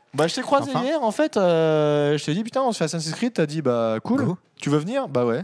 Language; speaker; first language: French; native; French